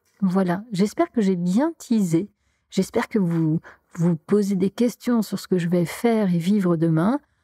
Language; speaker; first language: French; native; French